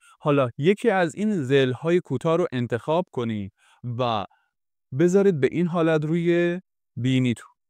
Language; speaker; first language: Persian; non-native, local second language; Kurdish